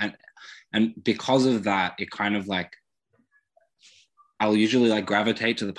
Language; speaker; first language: English; native; English